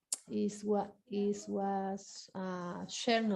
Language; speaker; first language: English; non-native, learner; Spanish